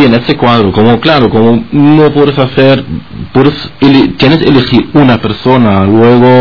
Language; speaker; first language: Spanish; non-native, fluent; German